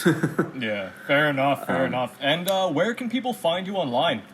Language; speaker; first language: English; native; English